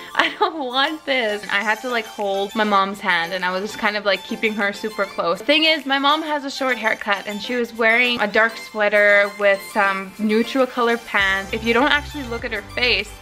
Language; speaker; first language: English; native; English